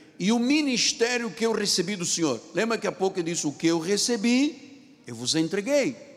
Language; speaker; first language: Portuguese; non-native, local second language; Tsonga